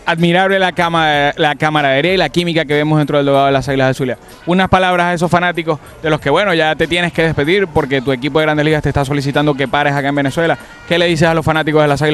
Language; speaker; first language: Spanish; native; Spanish